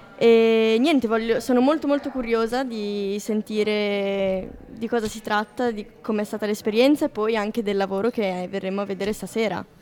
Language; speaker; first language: Italian; native; Italian